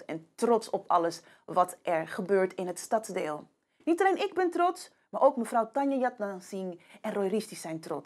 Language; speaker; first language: Dutch; native; Dutch